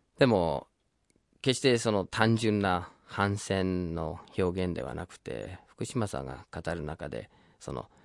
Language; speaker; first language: Japanese; non-native, fluent; English